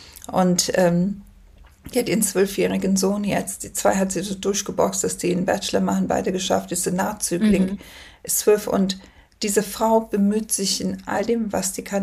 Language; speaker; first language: German; non-native, fluent; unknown